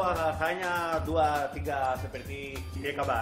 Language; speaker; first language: Indonesian; non-native, learner; Greek